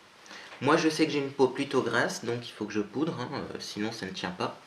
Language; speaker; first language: French; native; French